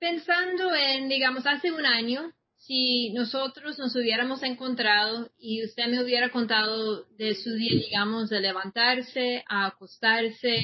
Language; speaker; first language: Spanish; non-native, fluent; English